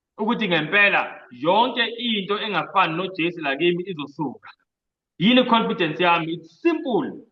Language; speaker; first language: Zulu; native; Zulu